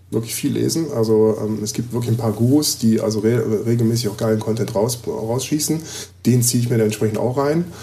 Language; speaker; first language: German; native; German